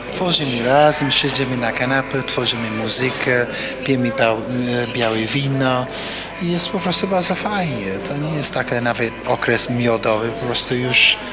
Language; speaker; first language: Polish; non-native, fluent; English